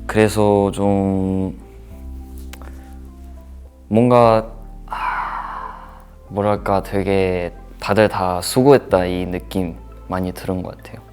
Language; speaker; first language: Korean; non-native, fluent; Chinese